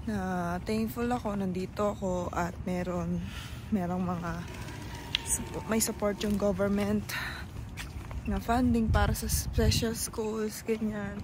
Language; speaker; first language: Filipino; native; Filipino